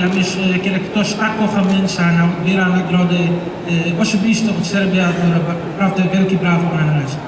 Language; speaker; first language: Polish; non-native, learner; Dutch